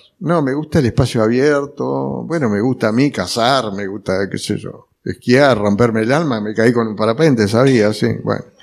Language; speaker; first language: Spanish; early bilingual, other home language; Italian